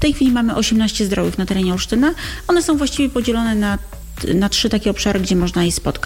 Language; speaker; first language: Polish; native; Polish